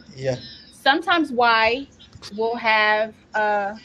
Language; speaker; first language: English; native; English